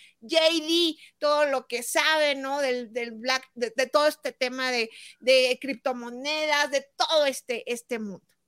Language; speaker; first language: Spanish; native; Spanish